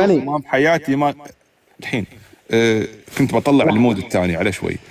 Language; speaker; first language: Arabic; native; Arabic